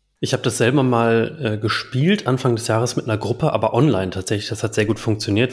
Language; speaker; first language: German; native; German